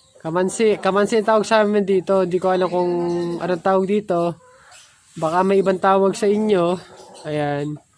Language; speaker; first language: Filipino; native; Filipino